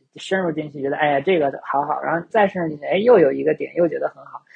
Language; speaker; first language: Chinese; native; Chinese